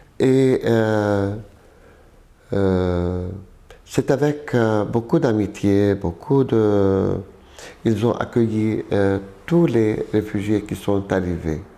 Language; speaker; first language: French; non-native, local second language; Arabic